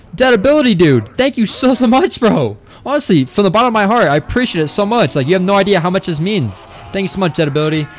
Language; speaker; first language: English; native; English